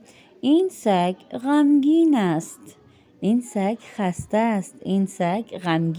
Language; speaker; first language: Persian; non-native, fluent; Urdu